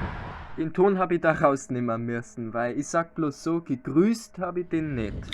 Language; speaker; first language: German; native; German